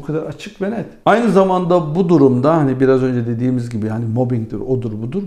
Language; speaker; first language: Turkish; early bilingual, heritage; Turkish